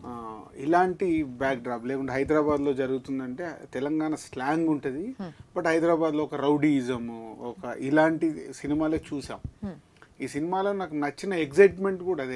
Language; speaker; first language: Telugu; native; Telugu